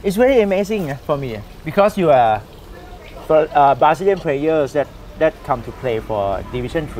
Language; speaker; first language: English; non-native, learner; Thai